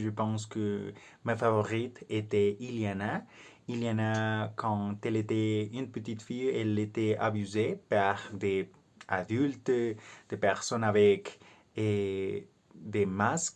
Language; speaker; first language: French; non-native, learner; Spanish